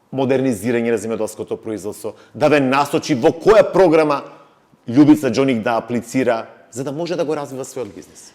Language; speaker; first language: Macedonian; native; Macedonian